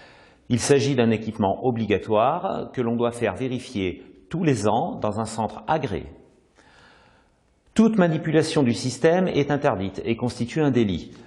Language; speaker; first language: French; native; French